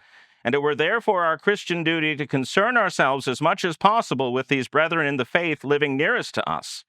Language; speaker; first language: English; native; English